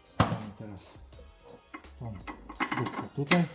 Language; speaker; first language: Polish; native; Polish